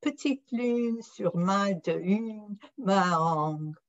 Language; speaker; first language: French; non-native, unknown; English